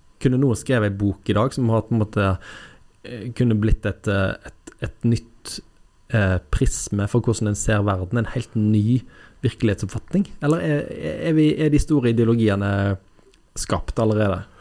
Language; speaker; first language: Norwegian; native; Norwegian